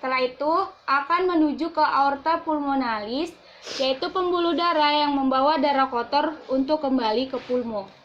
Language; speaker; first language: Indonesian; native; Indonesian